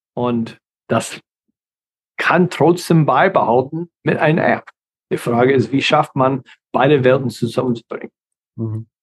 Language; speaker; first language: German; non-native, fluent; English